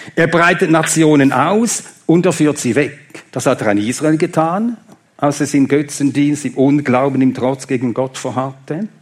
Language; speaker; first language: German; non-native, fluent; Swedish